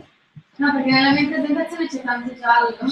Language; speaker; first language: Italian; native; Italian